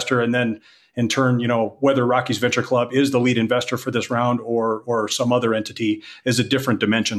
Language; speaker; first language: English; native; English